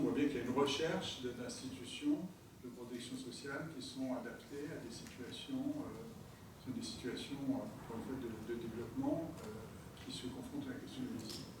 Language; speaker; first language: French; native; French